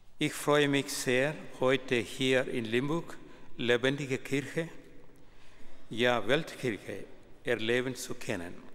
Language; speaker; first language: German; non-native, fluent; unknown